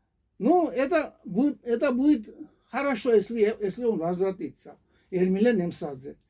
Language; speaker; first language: Russian; non-native, fluent; Georgian